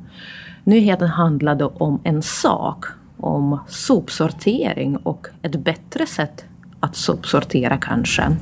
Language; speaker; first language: Swedish; non-native, fluent; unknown